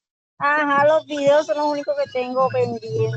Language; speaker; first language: Spanish; native; Spanish